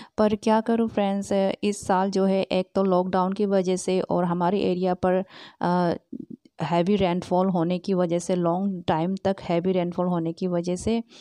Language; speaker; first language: Hindi; native; Hindi